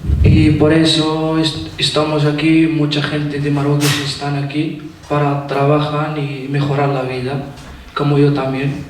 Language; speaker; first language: Spanish; non-native, learner; Arabic